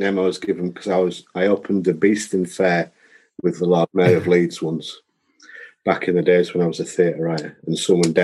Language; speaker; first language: English; native; English